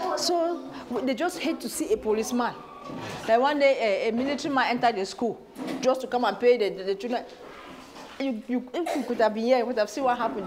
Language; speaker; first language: English; native; English